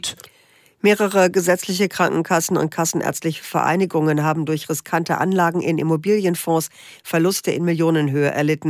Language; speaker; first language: German; native; German